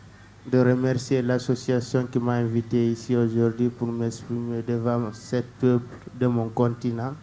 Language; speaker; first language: French; non-native, learner; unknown